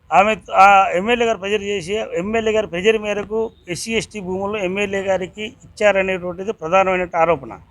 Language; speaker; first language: Telugu; native; Telugu